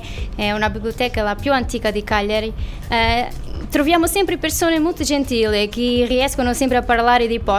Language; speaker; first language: Italian; non-native, learner; Portuguese